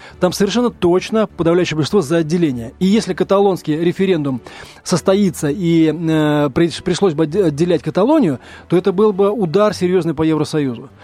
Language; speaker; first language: Russian; native; Russian